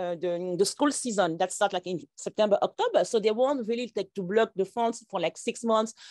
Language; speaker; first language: English; non-native, local second language; French